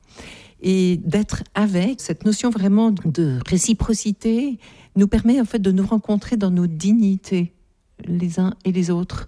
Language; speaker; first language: French; native; French